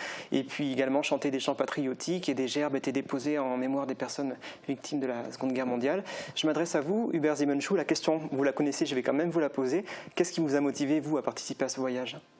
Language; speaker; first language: French; native; French